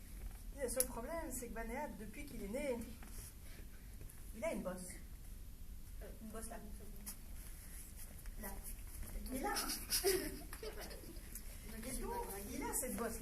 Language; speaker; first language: French; native; French